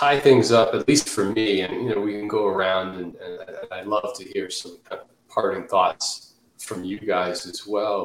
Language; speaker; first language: English; native; English